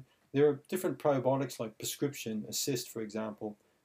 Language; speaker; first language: English; native; English